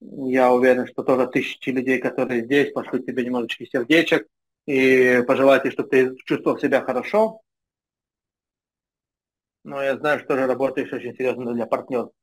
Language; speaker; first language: Russian; non-native, fluent; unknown